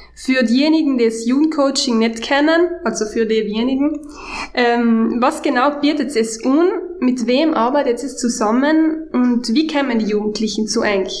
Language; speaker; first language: German; native; German